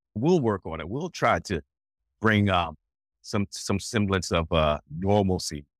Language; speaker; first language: English; native; English